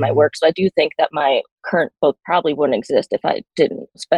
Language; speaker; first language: English; native; English